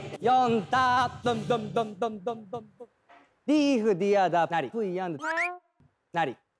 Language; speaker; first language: Chinese; non-native, fluent; Korean